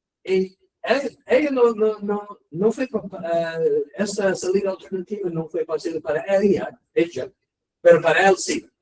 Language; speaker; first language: Spanish; non-native, learner; English